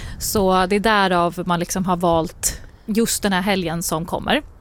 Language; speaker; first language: Swedish; native; Swedish